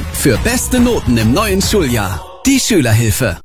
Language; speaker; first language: German; native; German